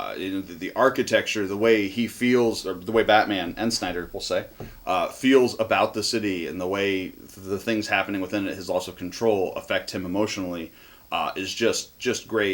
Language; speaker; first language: English; native; English